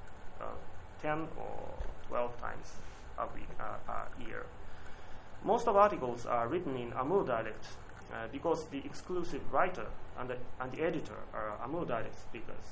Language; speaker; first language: English; non-native, learner; Japanese